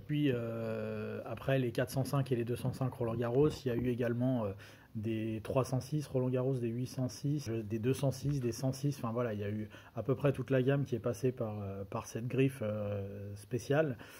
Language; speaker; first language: French; native; French